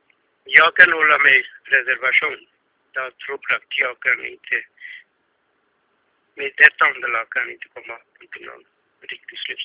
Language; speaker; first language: Swedish; non-native, fluent; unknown